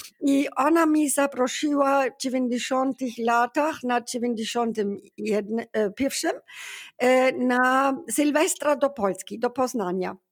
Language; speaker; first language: Polish; non-native, learner; German